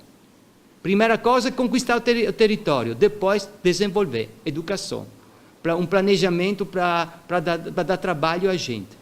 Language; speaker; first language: Portuguese; non-native, fluent; Italian